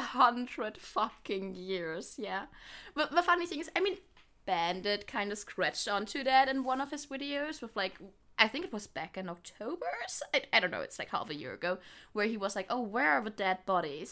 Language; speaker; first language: English; non-native, fluent; German